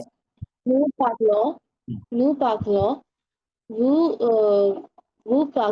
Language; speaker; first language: French; non-native, learner; Bangla